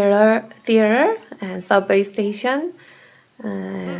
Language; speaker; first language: English; non-native, learner; Korean